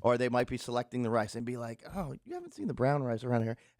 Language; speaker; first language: English; native; English